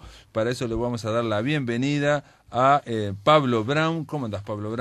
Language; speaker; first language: Spanish; native; Spanish